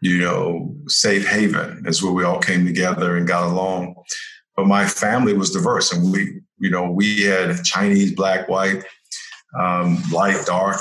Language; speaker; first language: English; native; English